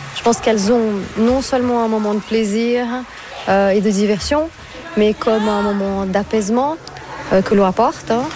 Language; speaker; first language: French; non-native, fluent; Portuguese